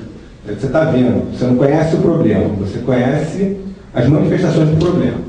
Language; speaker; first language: Portuguese; native; Portuguese